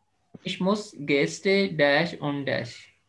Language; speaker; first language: German; non-native, fluent; Urdu